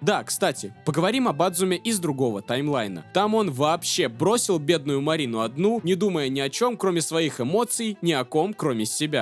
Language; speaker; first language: Russian; native; Russian